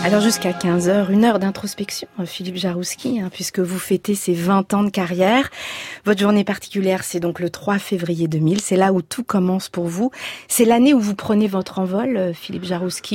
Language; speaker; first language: French; native; French